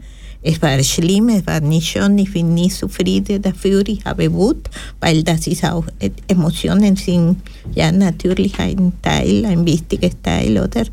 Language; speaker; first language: German; non-native, fluent; Spanish